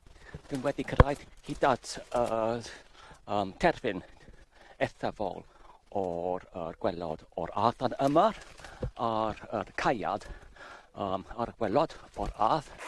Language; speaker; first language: Welsh; non-native, learner; English